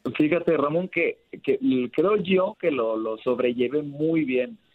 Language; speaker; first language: Spanish; native; Spanish